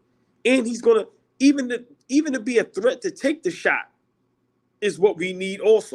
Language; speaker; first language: English; native; English